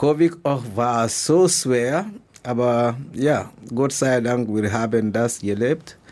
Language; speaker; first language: German; non-native, learner; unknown